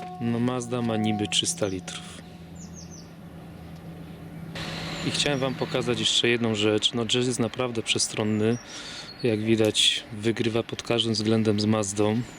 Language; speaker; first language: Polish; native; Polish